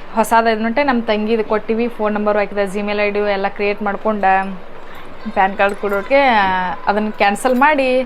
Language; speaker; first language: Kannada; native; Kannada